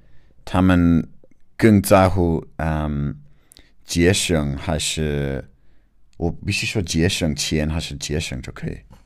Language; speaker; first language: Chinese; non-native, learner; English